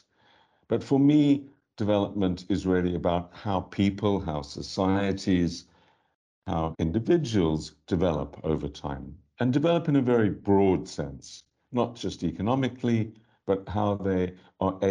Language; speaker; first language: English; native; English